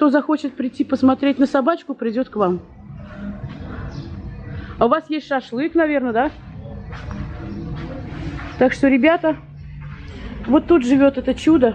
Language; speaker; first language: Russian; native; Russian